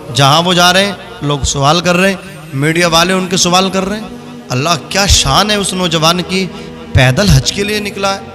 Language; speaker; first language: Urdu; native; Urdu